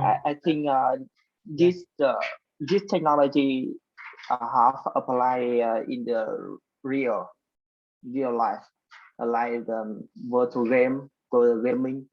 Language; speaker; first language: English; non-native, learner; Vietnamese